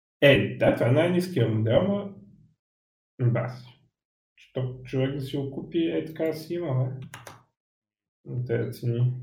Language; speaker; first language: Bulgarian; native; Bulgarian